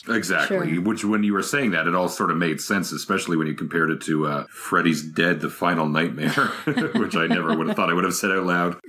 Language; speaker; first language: English; native; English